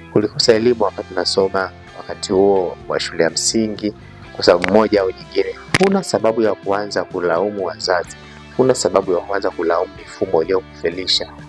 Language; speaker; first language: Swahili; native; Swahili